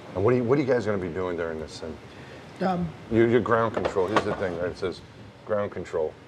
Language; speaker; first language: English; native; English